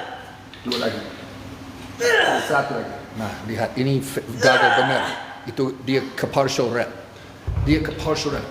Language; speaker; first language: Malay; non-native, fluent; English